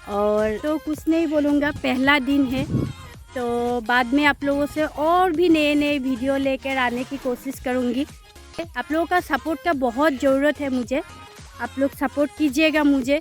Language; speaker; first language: Hindi; non-native, local second language; Assamese